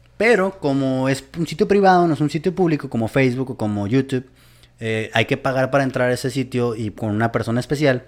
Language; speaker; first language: Spanish; native; Spanish